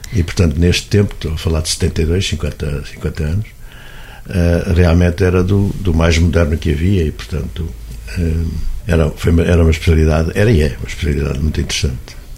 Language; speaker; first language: Portuguese; native; Portuguese